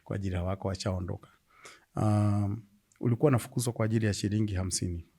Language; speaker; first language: Swahili; non-native, local second language; Kikuyu